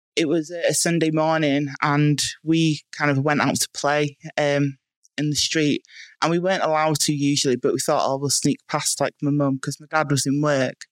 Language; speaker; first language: English; native; English